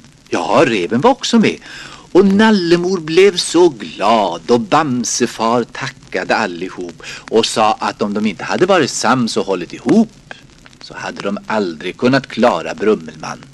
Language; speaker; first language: Swedish; native; Swedish